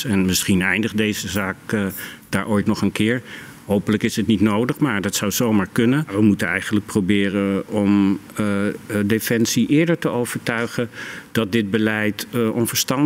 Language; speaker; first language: Dutch; native; Dutch